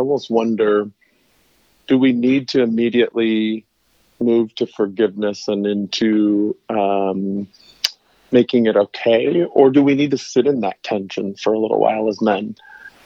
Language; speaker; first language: English; native; English